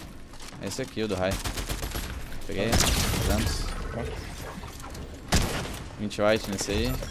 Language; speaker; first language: Portuguese; native; Portuguese